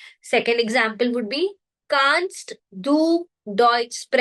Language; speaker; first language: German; non-native, fluent; Hindi